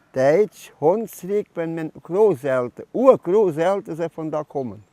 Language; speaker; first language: German; early bilingual, heritage; German